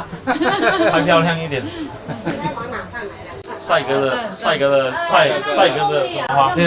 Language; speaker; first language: Chinese; native; Chinese